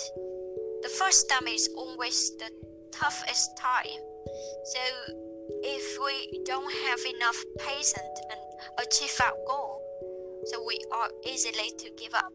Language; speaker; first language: English; non-native, learner; Vietnamese